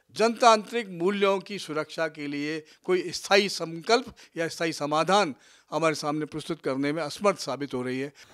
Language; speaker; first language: Hindi; native; Hindi